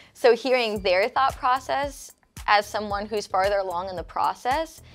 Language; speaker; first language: English; native; English